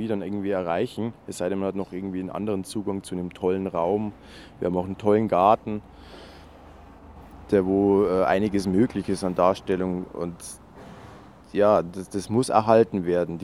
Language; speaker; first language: German; native; German